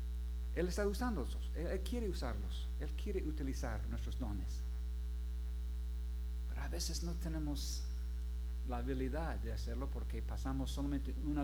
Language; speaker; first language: Spanish; non-native, fluent; English